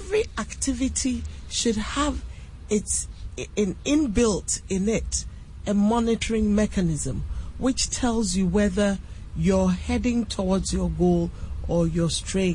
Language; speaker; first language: English; non-native, local second language; Akan